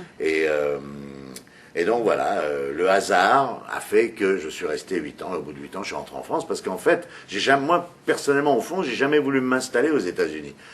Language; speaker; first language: French; native; French